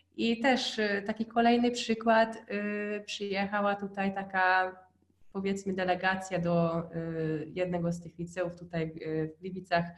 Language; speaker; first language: Polish; non-native, fluent; Hungarian